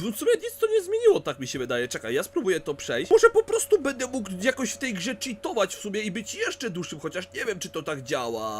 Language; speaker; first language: Polish; native; Polish